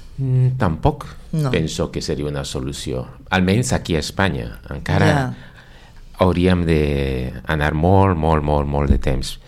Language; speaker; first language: Catalan; non-native, fluent; Spanish